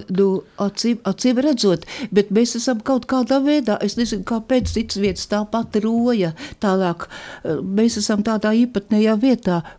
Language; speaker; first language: Latvian; native; Latvian